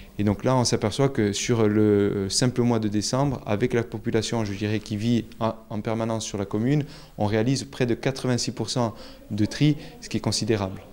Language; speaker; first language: French; native; French